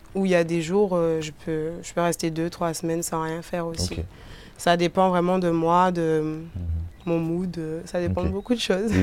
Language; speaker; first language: French; native; French